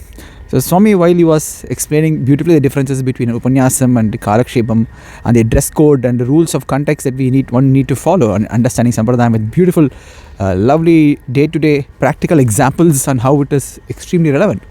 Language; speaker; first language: English; non-native, local second language; Tamil